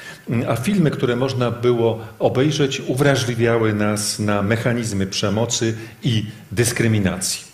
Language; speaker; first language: Polish; native; Polish